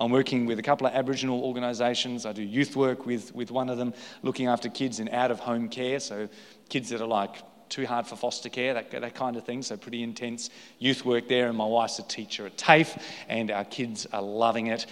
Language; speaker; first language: English; native; English